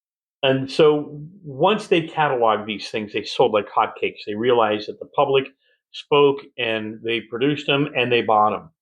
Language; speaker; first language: English; native; English